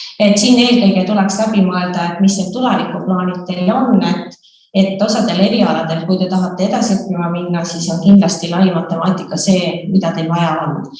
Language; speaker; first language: Estonian; native; Estonian